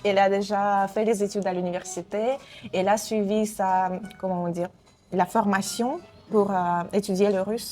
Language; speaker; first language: French; non-native, fluent; Russian